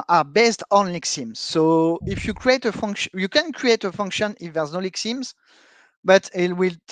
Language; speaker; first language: English; non-native, fluent; French